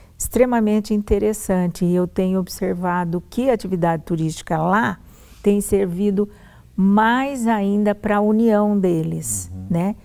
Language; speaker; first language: Portuguese; native; Portuguese